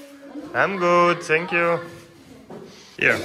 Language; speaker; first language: English; non-native, learner; French